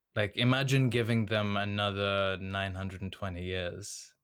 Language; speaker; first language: English; non-native, local second language; Serbian